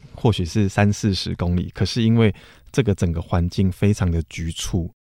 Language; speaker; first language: Chinese; native; Chinese